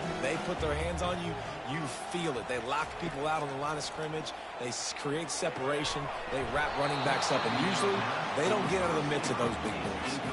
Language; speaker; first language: English; native; English